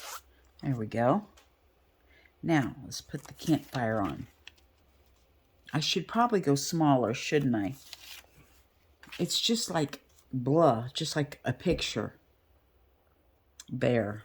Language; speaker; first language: English; native; English